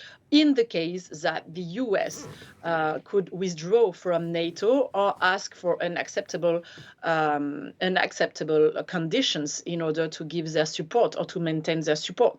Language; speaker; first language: English; non-native, fluent; French